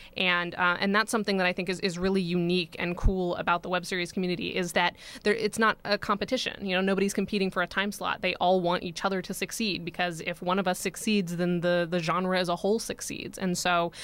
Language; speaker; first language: English; native; English